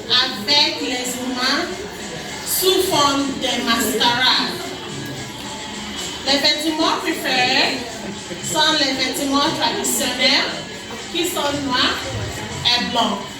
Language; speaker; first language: French; non-native, learner; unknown